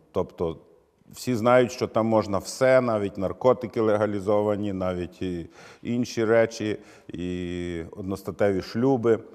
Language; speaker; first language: Ukrainian; native; Ukrainian